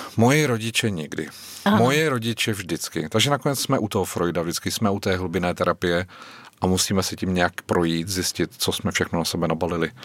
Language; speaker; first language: Czech; native; Czech